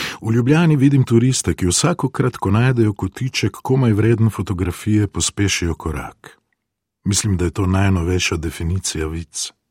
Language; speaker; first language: Slovenian; non-native, fluent; Spanish